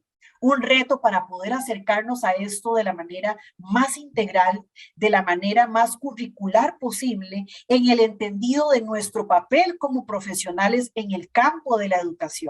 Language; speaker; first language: Spanish; native; Spanish